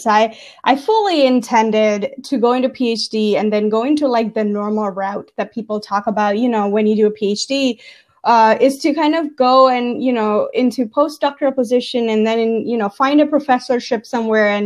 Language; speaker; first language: English; non-native, local second language; Gujarati